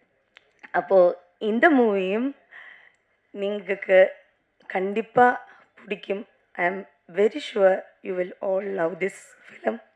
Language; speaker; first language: Tamil; non-native, learner; Malayalam